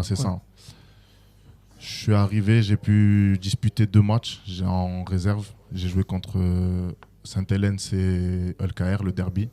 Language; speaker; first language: French; native; French